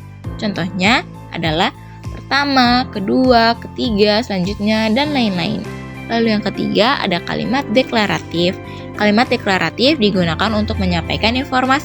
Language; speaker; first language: Indonesian; native; Indonesian